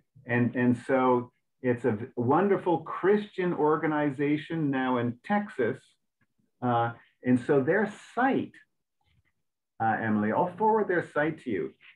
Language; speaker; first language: English; native; English